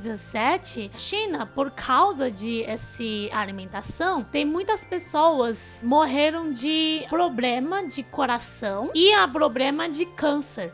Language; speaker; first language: Portuguese; non-native, fluent; Chinese